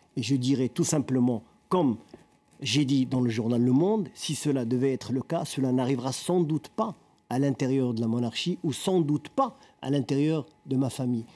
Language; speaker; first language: French; non-native, local second language; Arabic